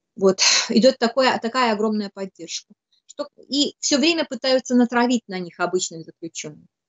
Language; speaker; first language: Russian; native; Russian